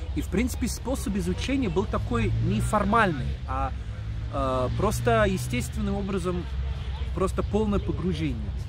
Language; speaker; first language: Russian; non-native, fluent; English